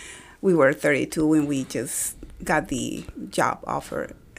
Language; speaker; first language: English; non-native, fluent; Spanish